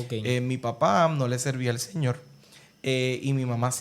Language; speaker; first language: Spanish; native; Spanish